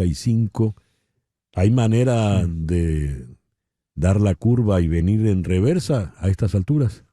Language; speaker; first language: Spanish; native; Spanish